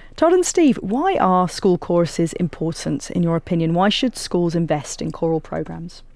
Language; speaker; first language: English; native; English